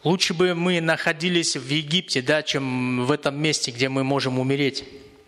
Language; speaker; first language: Russian; native; Russian